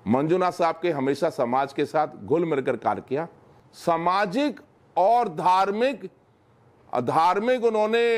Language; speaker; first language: Hindi; native; Hindi